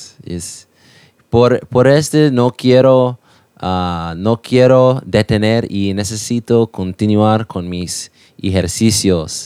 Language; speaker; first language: Spanish; non-native, learner; English